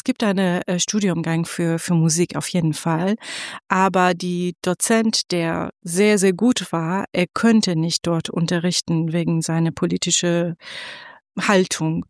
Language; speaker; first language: German; non-native, fluent; Persian